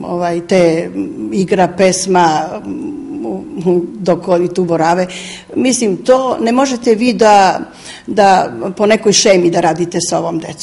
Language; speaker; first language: Serbian; native; Serbian